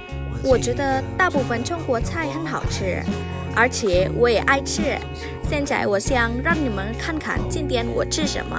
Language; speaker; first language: Chinese; non-native, learner; Indonesian